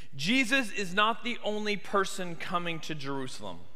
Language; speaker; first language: English; native; English